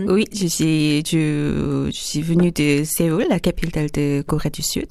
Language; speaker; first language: French; non-native, fluent; Korean